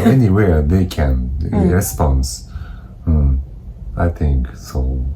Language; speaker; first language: English; non-native, learner; Japanese